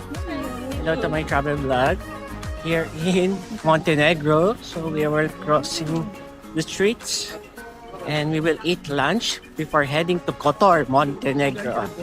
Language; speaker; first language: English; non-native, local second language; Filipino